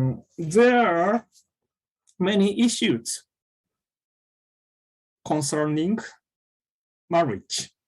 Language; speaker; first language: English; non-native, fluent; Japanese